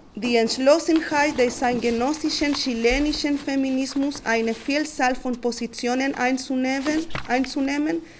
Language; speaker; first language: German; non-native, learner; Spanish